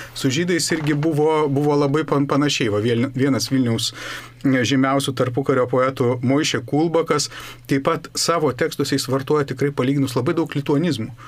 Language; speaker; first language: Lithuanian; native; Lithuanian